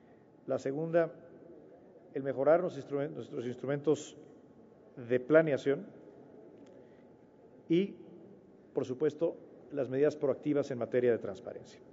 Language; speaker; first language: Spanish; native; Spanish